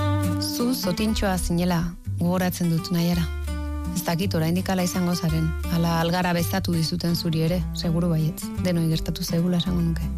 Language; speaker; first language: Basque; native; Basque